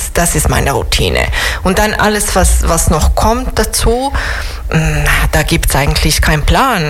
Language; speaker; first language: German; non-native, fluent; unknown